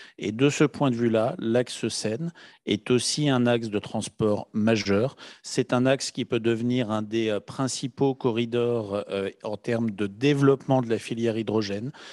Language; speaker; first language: French; native; French